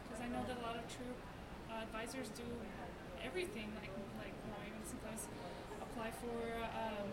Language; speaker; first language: English; non-native, fluent; Russian